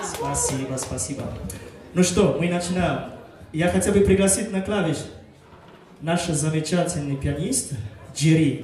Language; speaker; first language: Russian; non-native, fluent; French